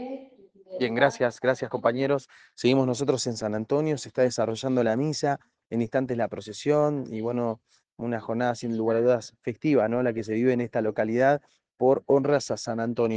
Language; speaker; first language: Spanish; native; Spanish